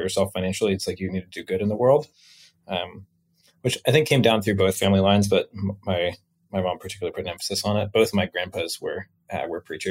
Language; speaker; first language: English; native; English